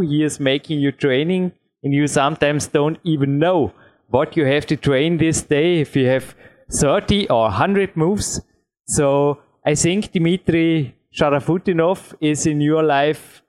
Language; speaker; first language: English; non-native, fluent; German